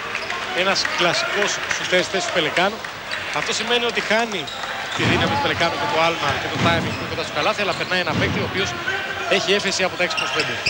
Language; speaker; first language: Greek; native; Greek